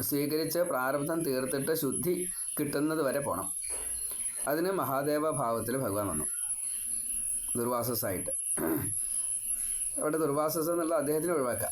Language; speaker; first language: Malayalam; native; Malayalam